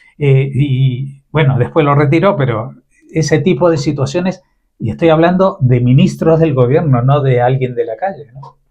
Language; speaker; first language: Spanish; native; Spanish